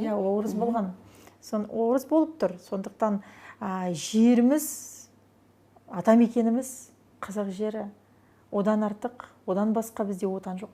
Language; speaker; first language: Kazakh; non-native, local second language; Russian